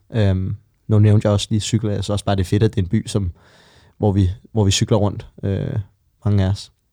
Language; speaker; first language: Danish; native; Danish